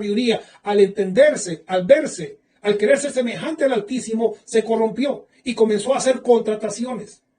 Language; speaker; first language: Spanish; native; Spanish